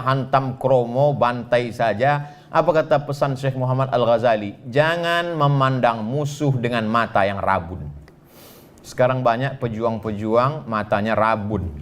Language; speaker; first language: Indonesian; native; Indonesian